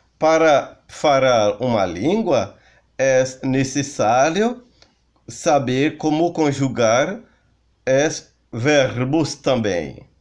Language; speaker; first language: Portuguese; non-native, learner; Haitian Creole